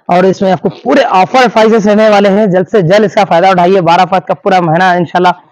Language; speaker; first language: Hindi; non-native, local second language; Urdu